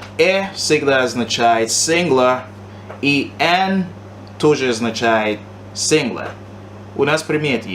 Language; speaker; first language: Russian; non-native, learner; English